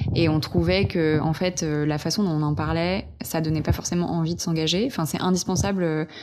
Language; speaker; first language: French; native; French